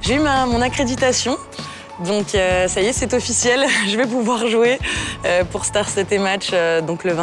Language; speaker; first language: French; native; French